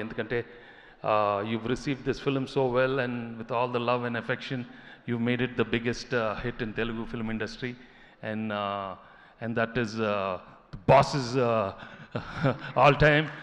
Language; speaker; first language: English; non-native, local second language; Telugu